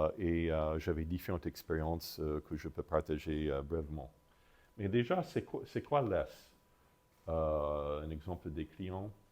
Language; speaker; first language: French; non-native, fluent; English